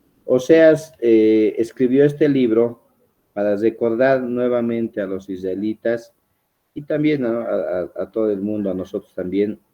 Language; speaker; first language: Spanish; native; Spanish